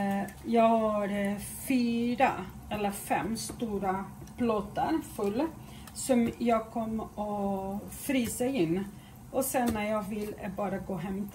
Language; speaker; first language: Swedish; non-native, fluent; Portuguese